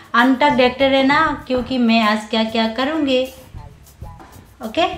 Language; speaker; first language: Hindi; non-native, local second language; Assamese